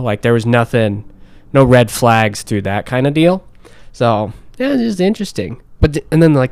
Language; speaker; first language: English; native; English